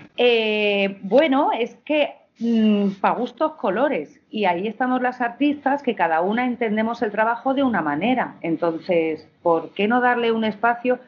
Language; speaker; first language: Spanish; native; Spanish